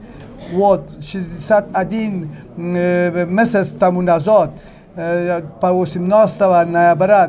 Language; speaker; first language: Russian; non-native, learner; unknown